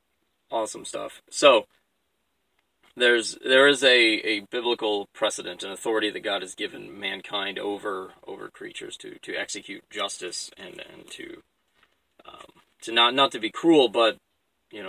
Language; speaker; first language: English; native; English